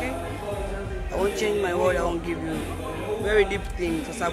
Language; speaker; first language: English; non-native, learner; Swahili